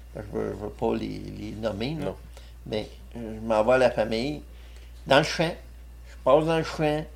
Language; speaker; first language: French; native; French